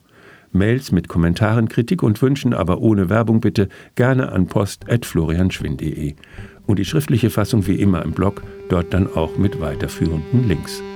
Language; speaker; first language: German; native; German